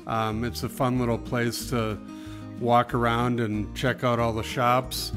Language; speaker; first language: English; native; English